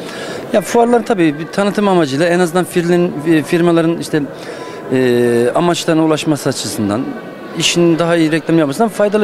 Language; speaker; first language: Turkish; native; Turkish